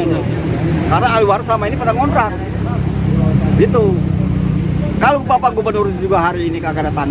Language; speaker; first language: Indonesian; native; Indonesian